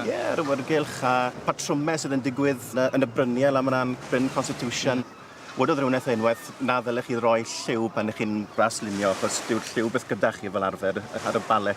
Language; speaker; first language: Welsh; native; Welsh